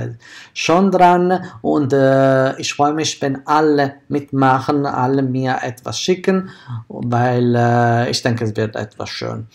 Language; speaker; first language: German; non-native, fluent; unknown